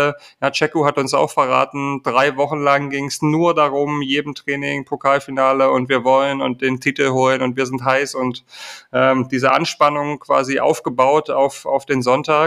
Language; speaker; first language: German; native; German